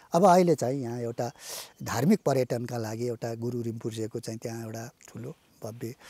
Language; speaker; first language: Nepali; native; Nepali